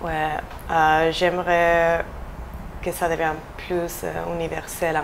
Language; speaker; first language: French; non-native, fluent; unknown